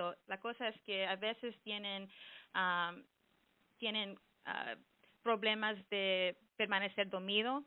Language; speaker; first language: Spanish; early bilingual, heritage; Spanish